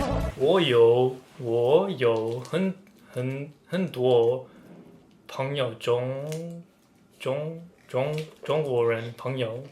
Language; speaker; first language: Chinese; non-native, learner; English